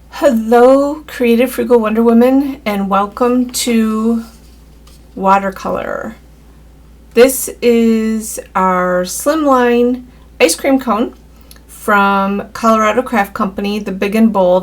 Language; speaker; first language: English; native; English